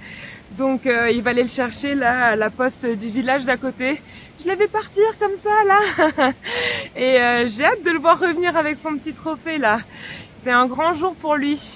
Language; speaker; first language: French; native; French